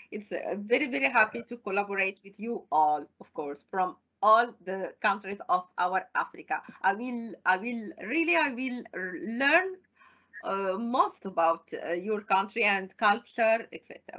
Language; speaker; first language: English; non-native, fluent; Arabic